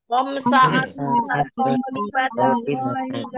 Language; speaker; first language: Arabic; non-native, learner; Indonesian